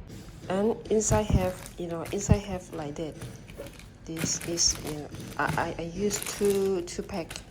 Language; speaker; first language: English; non-native, learner; Burmese